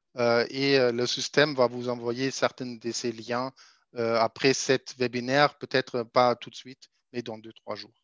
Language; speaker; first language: French; non-native, fluent; German